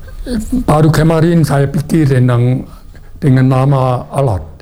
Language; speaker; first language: Indonesian; non-native, fluent; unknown